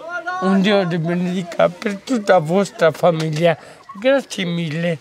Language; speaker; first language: Italian; non-native, learner; Romanian